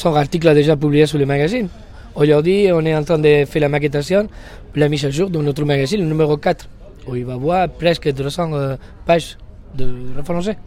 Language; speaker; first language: French; non-native, fluent; Spanish